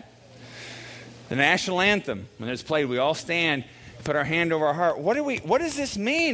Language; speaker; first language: English; native; English